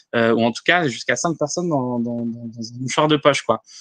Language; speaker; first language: French; native; French